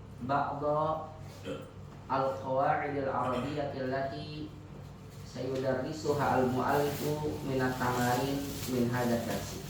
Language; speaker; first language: Arabic; non-native, fluent; Indonesian